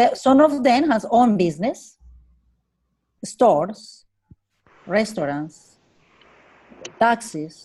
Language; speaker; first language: English; non-native, learner; Spanish